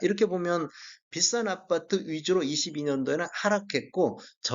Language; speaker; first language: Korean; native; Korean